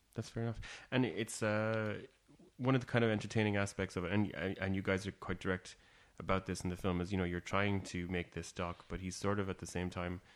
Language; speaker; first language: English; native; English